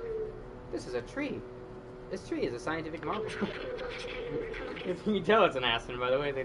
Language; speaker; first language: English; native; English